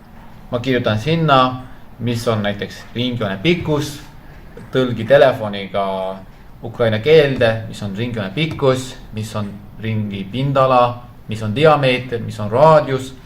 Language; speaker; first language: Estonian; non-native, fluent; Turkish